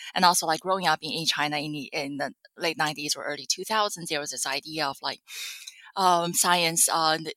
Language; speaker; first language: English; non-native, fluent; Chinese